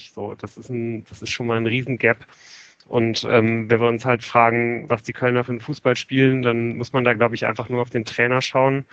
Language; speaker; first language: German; native; German